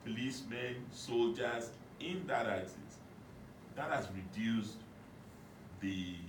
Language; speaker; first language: English; non-native, local second language; Yoruba